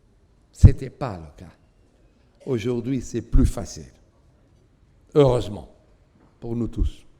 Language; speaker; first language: French; non-native, fluent; Portuguese